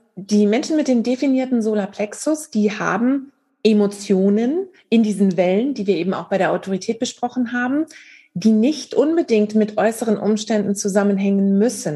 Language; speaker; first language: German; native; German